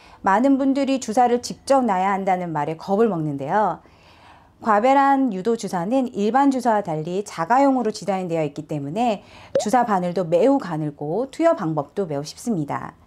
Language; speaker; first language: Korean; native; Korean